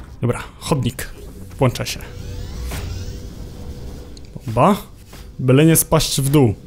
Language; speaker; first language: Polish; native; Polish